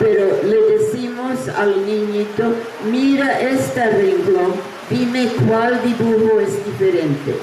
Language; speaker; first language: Spanish; non-native, fluent; English